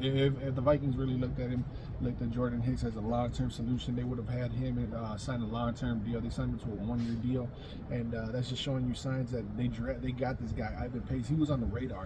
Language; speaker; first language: English; native; English